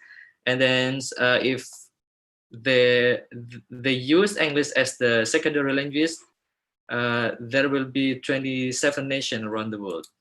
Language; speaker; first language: English; non-native, fluent; Indonesian